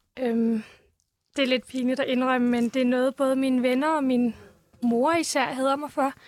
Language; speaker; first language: Danish; early bilingual, other home language; Turkish